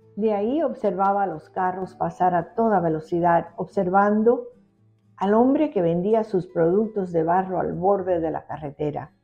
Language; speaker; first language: Spanish; early bilingual, heritage; Spanish